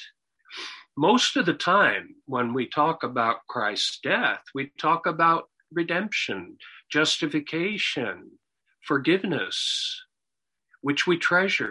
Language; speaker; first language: English; native; English